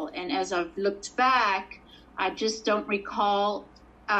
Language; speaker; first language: English; native; English